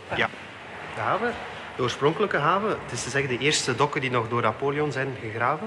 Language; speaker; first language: Dutch; native; Dutch